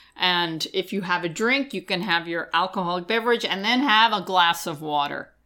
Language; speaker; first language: English; native; English